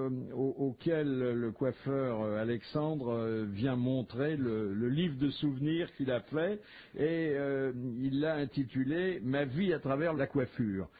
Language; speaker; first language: French; native; French